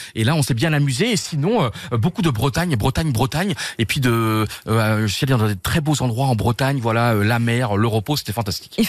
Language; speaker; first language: French; native; French